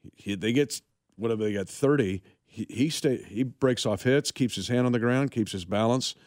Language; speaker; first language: English; native; English